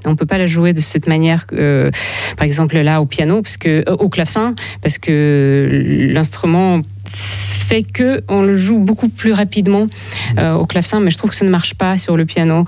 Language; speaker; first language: French; non-native, fluent; Russian